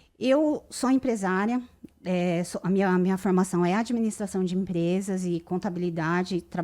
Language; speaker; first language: Portuguese; early bilingual, other home language; Japanese